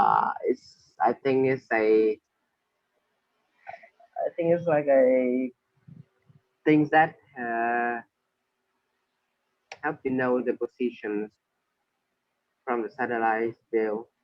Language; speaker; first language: English; non-native, learner; Vietnamese